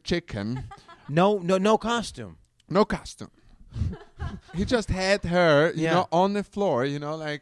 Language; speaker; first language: English; non-native, fluent; German